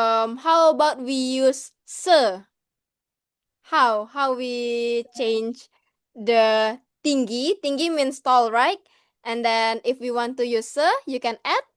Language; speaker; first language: English; non-native, learner; Indonesian